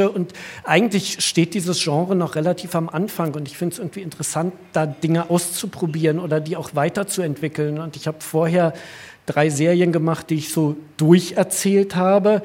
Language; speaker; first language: German; native; German